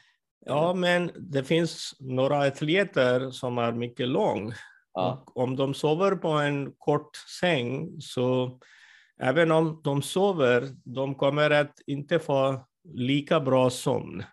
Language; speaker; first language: Swedish; non-native, fluent; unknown